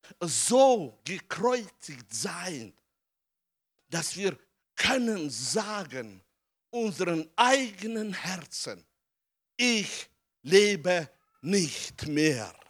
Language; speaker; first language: German; non-native, fluent; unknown